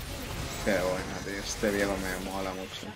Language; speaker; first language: Spanish; native; Spanish